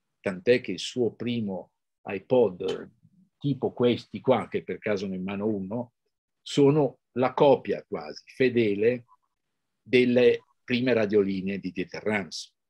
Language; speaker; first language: Italian; native; Italian